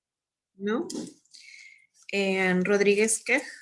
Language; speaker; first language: Spanish; native; Spanish